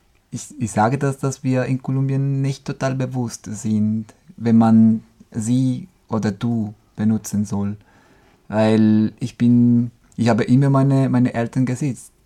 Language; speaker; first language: German; non-native, fluent; Spanish